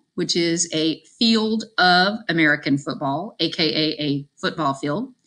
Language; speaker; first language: English; native; English